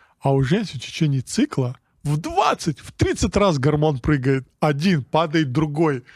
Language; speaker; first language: Russian; non-native, local second language; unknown